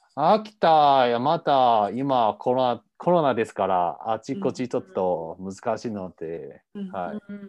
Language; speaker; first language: Japanese; non-native, fluent; Chinese